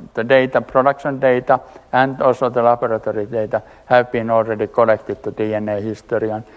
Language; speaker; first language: English; non-native, fluent; Finnish